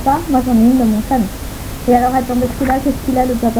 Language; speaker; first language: French; native; French